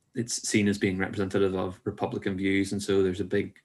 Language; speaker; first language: English; native; English